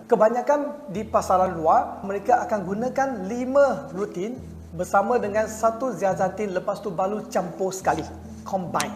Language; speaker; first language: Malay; non-native, local second language; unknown